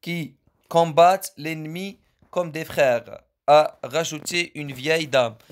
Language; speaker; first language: French; non-native, local second language; Arabic